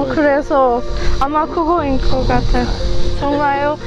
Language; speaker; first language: Korean; non-native, learner; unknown